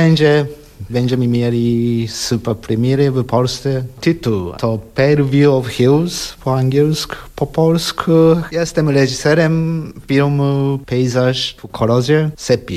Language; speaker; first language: Polish; non-native, learner; Japanese